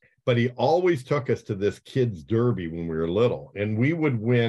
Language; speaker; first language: English; native; English